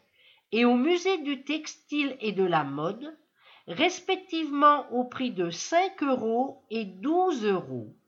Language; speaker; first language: French; native; French